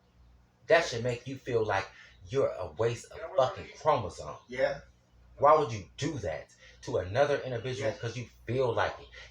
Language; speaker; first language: English; native; English